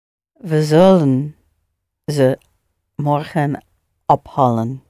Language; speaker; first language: Dutch; non-native, learner; English